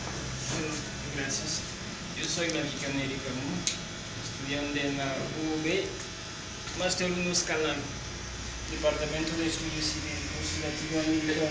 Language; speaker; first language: Spanish; non-native, fluent; French